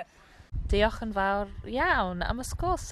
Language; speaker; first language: Welsh; native; Welsh